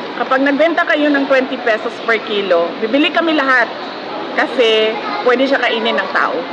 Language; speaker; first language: Filipino; non-native, local second language; Cebuano